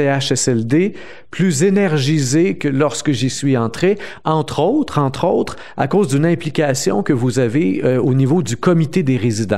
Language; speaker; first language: French; native; French